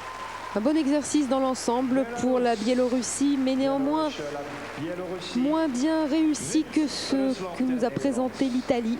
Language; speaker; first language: French; native; French